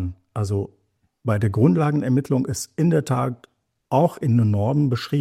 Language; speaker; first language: German; native; German